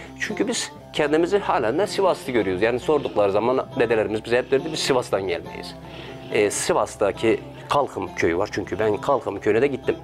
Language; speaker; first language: Turkish; native; Turkish